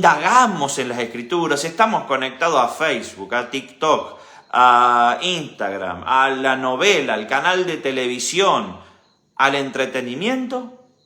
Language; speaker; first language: Spanish; native; Spanish